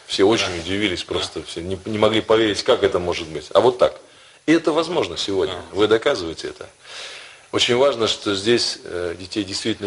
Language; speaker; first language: Russian; native; Russian